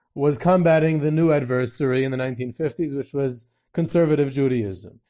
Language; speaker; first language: English; native; English